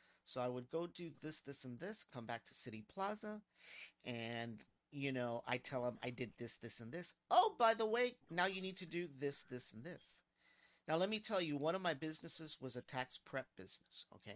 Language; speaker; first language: English; early bilingual, other home language; Spanish